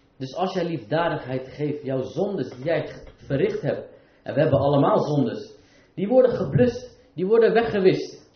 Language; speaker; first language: Dutch; early bilingual, other home language; Arabic